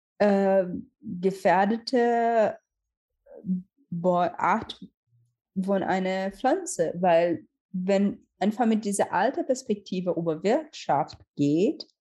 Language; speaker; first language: German; non-native, learner; Portuguese